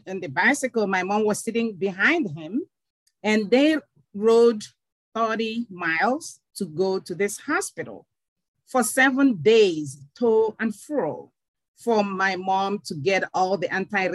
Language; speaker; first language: English; non-native, local second language; Igbo